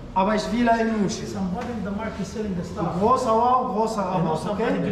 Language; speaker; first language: German; non-native, learner; Arabic